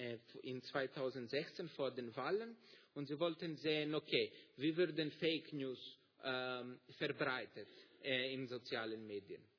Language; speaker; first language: German; non-native, fluent; Greek